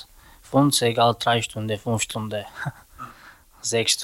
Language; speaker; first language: German; non-native, learner; Slovak